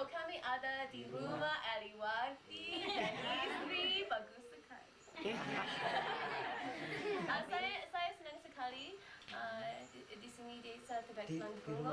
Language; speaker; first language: Indonesian; non-native, learner; English